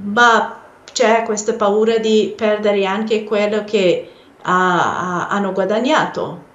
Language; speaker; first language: Italian; non-native, fluent; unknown